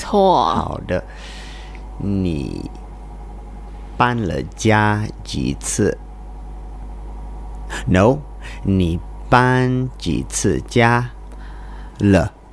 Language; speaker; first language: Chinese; non-native, learner; English